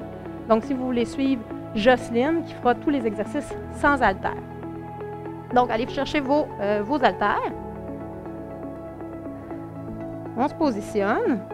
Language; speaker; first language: French; native; French